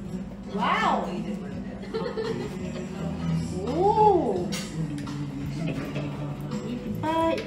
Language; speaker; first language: Japanese; native; Japanese